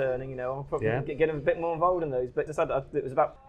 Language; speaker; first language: English; native; English